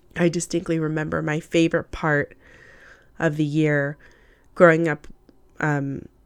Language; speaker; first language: English; early bilingual, other home language; Hindi